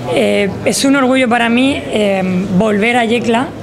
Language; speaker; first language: Spanish; native; Spanish